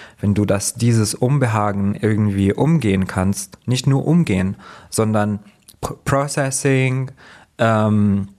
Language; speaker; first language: German; non-native, fluent; Arabic